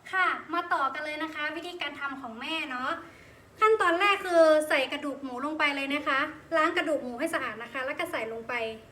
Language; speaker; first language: Thai; native; Thai